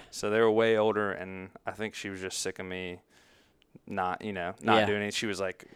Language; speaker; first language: English; native; English